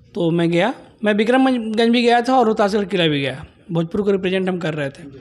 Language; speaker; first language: Hindi; native; Hindi